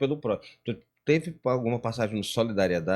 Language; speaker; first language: Portuguese; native; Portuguese